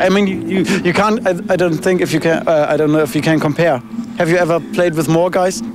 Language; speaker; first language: English; non-native, fluent; German